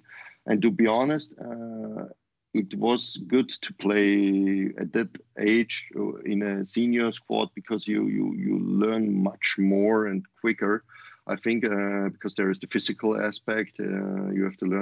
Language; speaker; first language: English; non-native, fluent; German